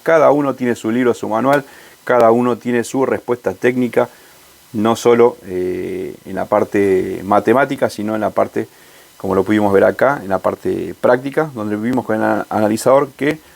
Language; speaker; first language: Spanish; native; Spanish